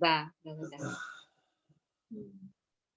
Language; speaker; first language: Russian; native; Russian